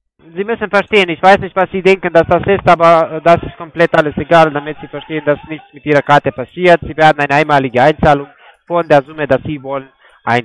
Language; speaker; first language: German; non-native, fluent; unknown